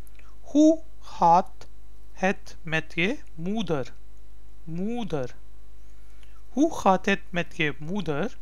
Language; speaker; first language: Dutch; non-native, learner; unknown